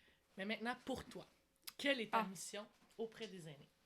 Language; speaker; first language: French; native; French